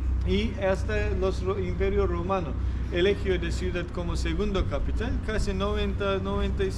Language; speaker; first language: Spanish; non-native, fluent; Turkish